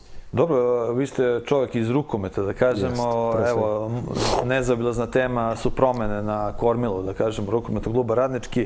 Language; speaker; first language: Serbian; native; Serbian